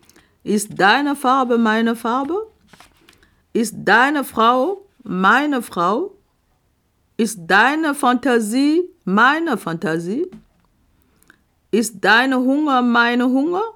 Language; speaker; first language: German; non-native, fluent; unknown